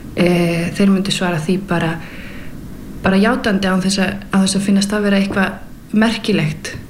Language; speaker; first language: Icelandic; early bilingual, heritage; Icelandic